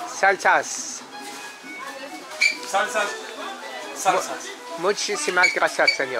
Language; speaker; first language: Spanish; non-native, learner; French